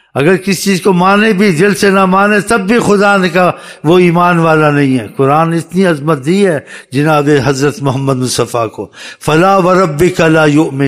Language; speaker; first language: Urdu; native; Urdu